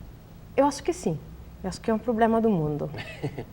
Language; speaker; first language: Portuguese; non-native, learner; Italian